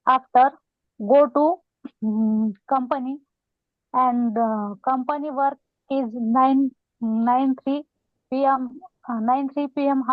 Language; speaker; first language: English; non-native, learner; Marathi